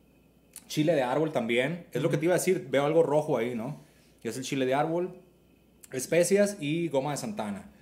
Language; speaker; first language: Spanish; native; Spanish